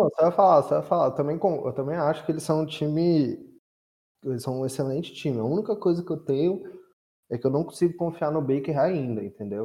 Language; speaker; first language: Portuguese; native; Portuguese